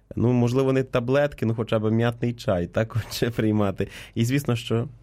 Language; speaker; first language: Ukrainian; native; Ukrainian